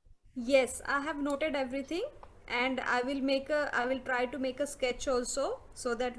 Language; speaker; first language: English; non-native, local second language; Marathi